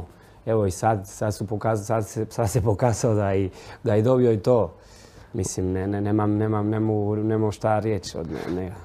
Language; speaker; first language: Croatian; non-native, fluent; Spanish